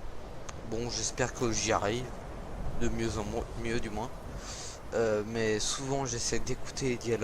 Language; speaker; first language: French; native; French